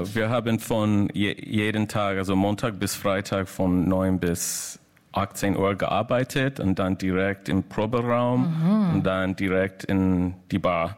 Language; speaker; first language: German; non-native, learner; English